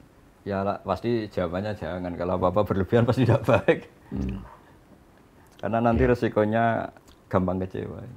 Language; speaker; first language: Indonesian; native; Indonesian